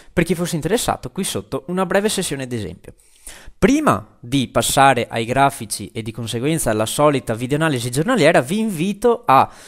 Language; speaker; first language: Italian; native; Italian